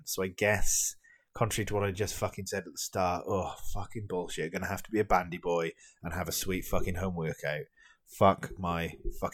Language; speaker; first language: English; native; English